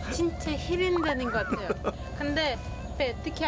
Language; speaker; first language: Korean; non-native, learner; Russian